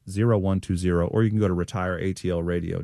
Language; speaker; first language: English; native; English